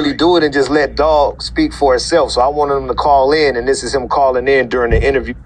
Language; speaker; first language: English; native; English